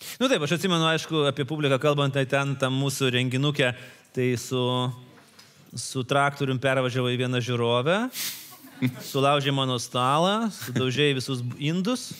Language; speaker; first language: Lithuanian; native; Lithuanian